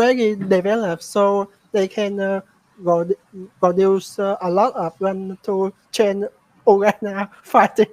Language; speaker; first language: English; non-native, learner; Vietnamese